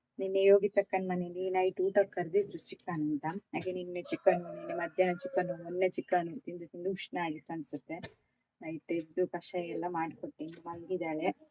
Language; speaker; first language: Kannada; native; Kannada